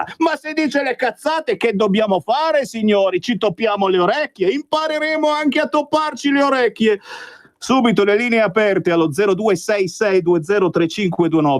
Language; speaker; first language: Italian; native; Italian